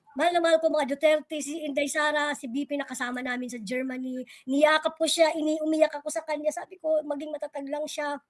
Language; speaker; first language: Filipino; non-native, local second language; Cebuano